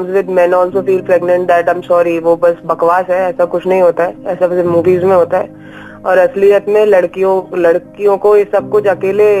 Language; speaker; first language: Hindi; native; Hindi